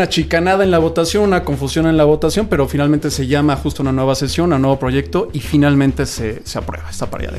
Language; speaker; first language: Spanish; native; Spanish